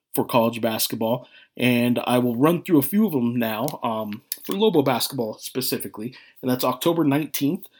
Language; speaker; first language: English; native; English